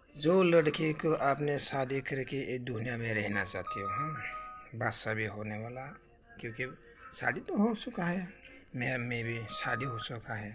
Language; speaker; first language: Hindi; non-native, local second language; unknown